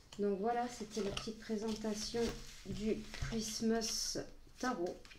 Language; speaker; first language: French; native; French